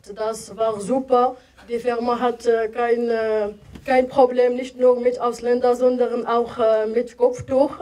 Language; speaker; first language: German; non-native, learner; Arabic